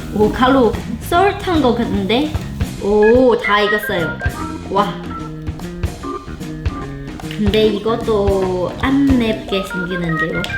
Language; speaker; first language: Korean; non-native, learner; Chinese